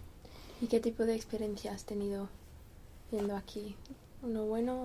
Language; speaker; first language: Spanish; non-native, learner; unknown